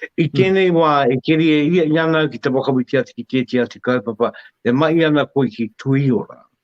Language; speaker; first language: Māori; native; Māori